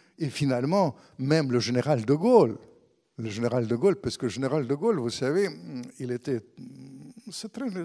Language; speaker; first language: French; non-native, fluent; Russian